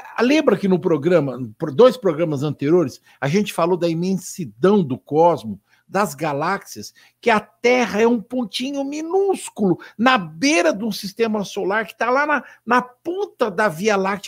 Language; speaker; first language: Portuguese; native; Portuguese